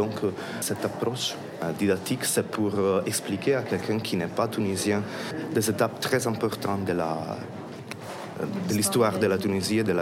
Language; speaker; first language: French; non-native, fluent; Italian